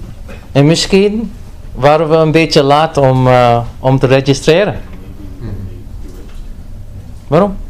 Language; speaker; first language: Dutch; non-native, fluent; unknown